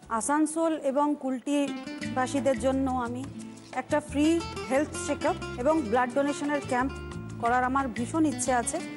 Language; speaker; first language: Bangla; native; Bangla